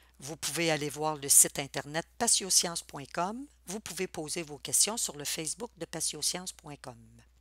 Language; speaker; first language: French; native; French